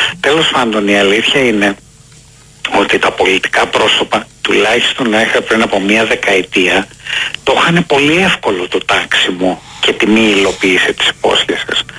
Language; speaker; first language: Greek; native; Greek